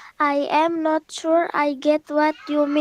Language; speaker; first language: English; non-native, learner; Indonesian